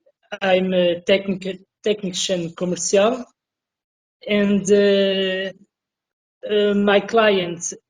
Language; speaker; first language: English; non-native, learner; Portuguese